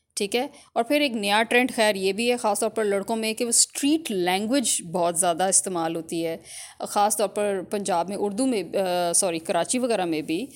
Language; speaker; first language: Urdu; early bilingual, other home language; English